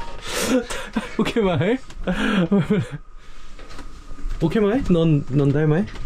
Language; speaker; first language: Thai; non-native, learner; Korean